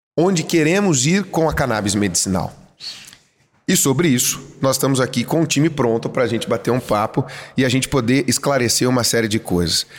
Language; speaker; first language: Portuguese; native; Portuguese